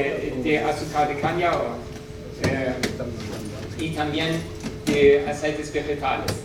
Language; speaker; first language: Spanish; non-native, learner; German